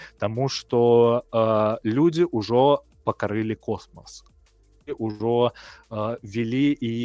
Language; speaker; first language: Belarusian; non-native, local second language; Russian